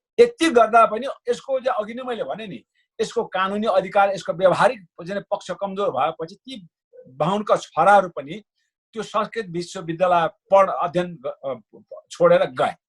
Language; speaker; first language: Nepali; non-native, local second language; Sherpa